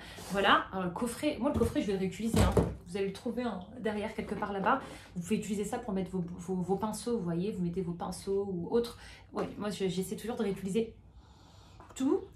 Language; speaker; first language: French; native; French